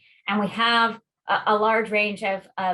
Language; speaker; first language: English; native; English